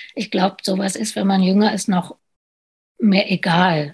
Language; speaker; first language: German; native; German